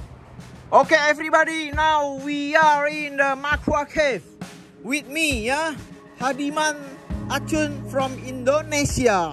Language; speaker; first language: English; non-native, learner; Indonesian